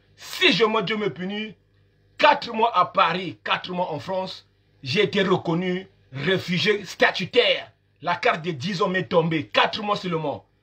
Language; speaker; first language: French; non-native, local second language; Lingala